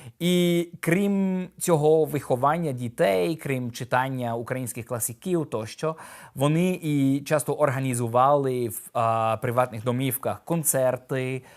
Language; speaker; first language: Ukrainian; non-native, fluent; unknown